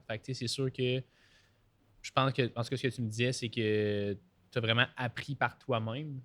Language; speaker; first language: French; native; French